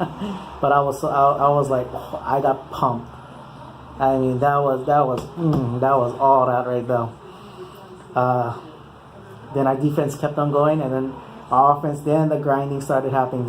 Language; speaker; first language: English; native; English